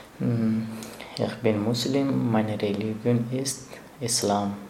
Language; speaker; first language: German; non-native, learner; Persian